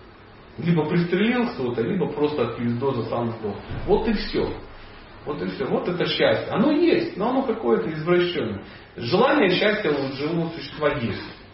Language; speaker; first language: Russian; native; Russian